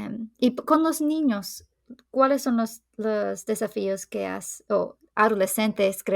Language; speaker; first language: Spanish; non-native, fluent; English